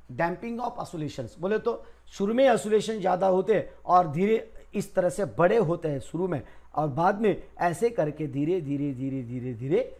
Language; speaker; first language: Hindi; non-native, local second language; Marathi